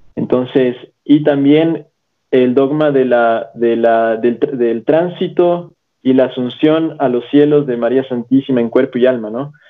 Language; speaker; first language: Spanish; native; Spanish